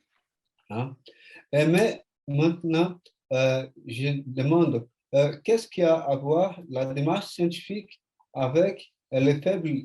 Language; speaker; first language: French; non-native, fluent; Portuguese